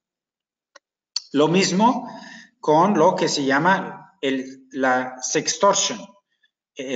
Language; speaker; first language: Spanish; non-native, fluent; German